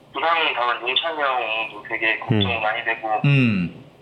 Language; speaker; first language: Korean; native; Korean